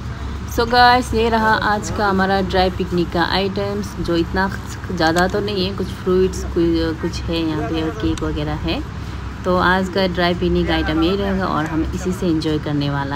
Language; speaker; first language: Hindi; non-native, local second language; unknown